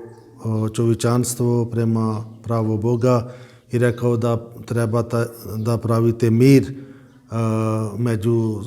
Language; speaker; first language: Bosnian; non-native, fluent; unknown